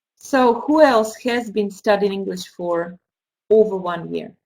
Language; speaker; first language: English; non-native, fluent; Russian